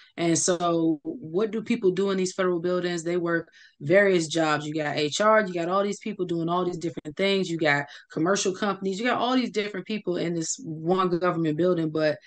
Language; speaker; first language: English; native; English